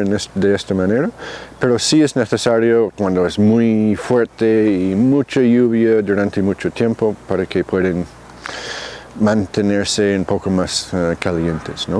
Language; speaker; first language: Spanish; non-native, fluent; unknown